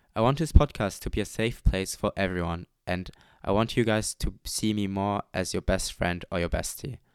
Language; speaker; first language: English; non-native, fluent; Luxembourgish